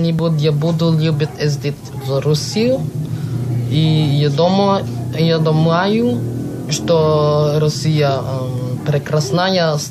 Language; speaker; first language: Russian; non-native, learner; Filipino